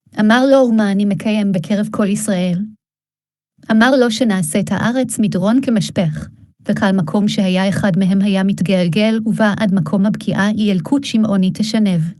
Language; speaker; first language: Hebrew; non-native, fluent; English